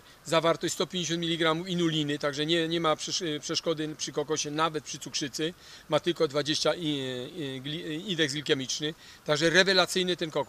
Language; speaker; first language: Polish; native; Polish